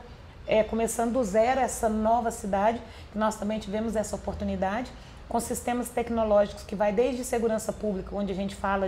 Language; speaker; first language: Portuguese; native; Portuguese